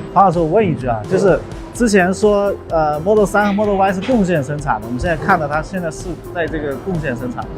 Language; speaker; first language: Chinese; native; Chinese